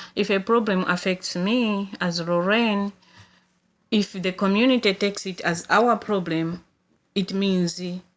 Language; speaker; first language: English; non-native, local second language; Nyanja